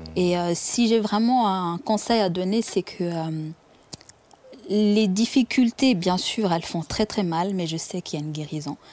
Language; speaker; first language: French; non-native, local second language; Kinyarwanda